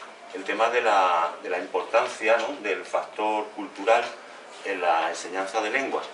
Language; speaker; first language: Spanish; native; Spanish